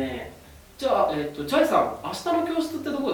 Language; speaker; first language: Japanese; native; Japanese